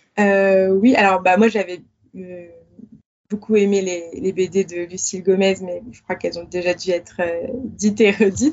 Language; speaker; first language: French; native; French